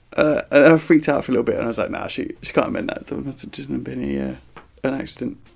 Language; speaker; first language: English; native; English